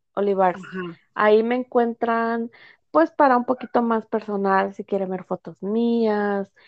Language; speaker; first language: Spanish; native; Spanish